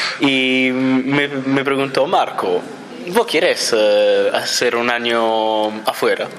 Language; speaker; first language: Spanish; non-native, learner; Italian